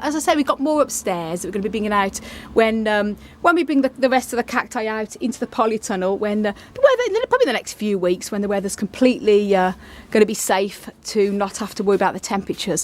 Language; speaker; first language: English; native; English